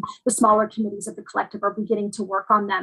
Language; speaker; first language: English; native; English